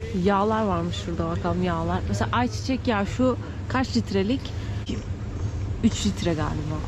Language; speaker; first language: Turkish; native; Turkish